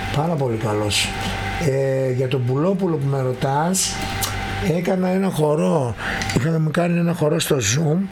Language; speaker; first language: Greek; native; Greek